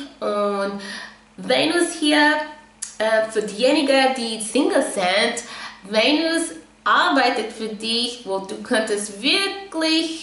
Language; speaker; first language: German; non-native, fluent; English